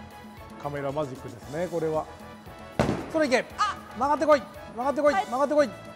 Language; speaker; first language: Japanese; native; Japanese